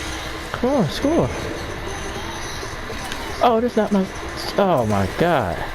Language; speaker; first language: English; native; English